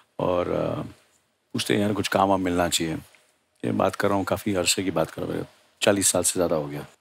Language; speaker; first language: Hindi; native; Hindi